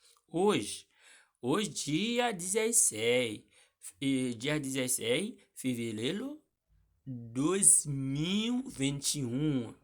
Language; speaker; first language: Portuguese; non-native, learner; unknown